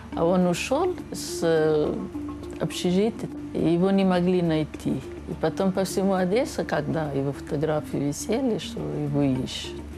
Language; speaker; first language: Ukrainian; non-native, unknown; Persian